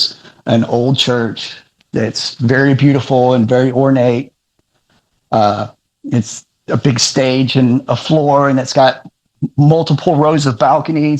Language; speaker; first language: English; native; English